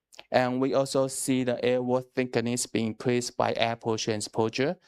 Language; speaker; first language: English; non-native, fluent; Chinese